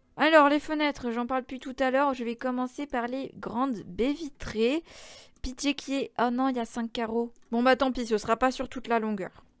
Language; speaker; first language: French; native; French